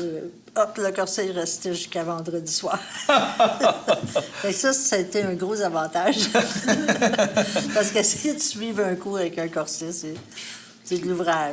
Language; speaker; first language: French; native; French